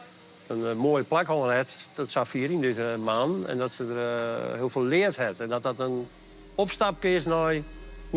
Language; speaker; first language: Dutch; native; Dutch